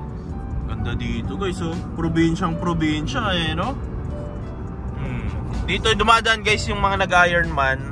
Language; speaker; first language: Filipino; native; Filipino